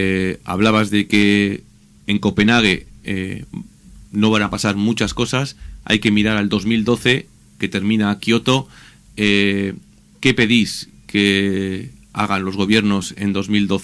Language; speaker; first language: Spanish; native; Spanish